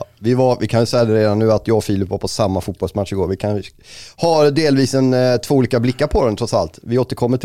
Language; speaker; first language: Swedish; native; Swedish